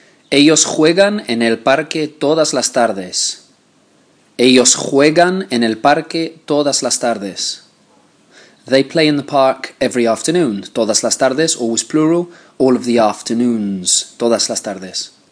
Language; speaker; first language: Spanish; non-native, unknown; English